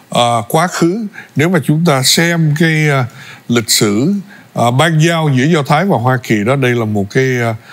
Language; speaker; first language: Vietnamese; early bilingual, other home language; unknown